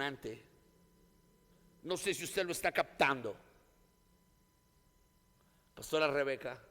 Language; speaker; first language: Spanish; native; Spanish